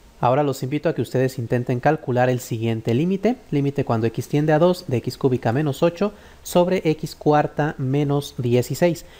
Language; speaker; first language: Spanish; native; Spanish